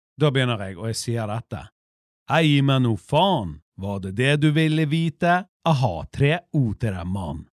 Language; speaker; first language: Norwegian; native; Norwegian